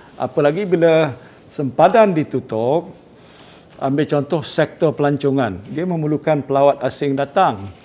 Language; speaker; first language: Malay; native; Malay